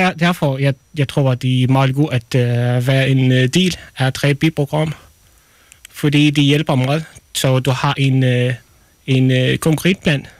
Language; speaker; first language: Danish; non-native, learner; Arabic